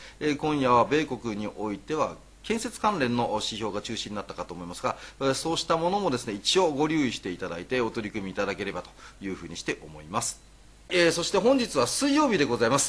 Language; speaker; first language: Japanese; native; Japanese